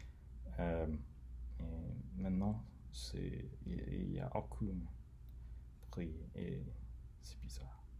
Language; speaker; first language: French; non-native, learner; English